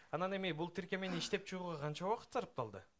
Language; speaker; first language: Kyrgyz; native; Kyrgyz